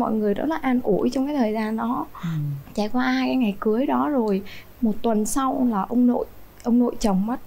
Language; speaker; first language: Vietnamese; native; Vietnamese